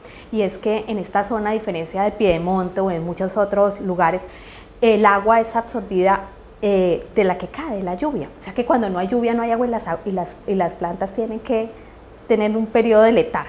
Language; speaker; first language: Spanish; native; Spanish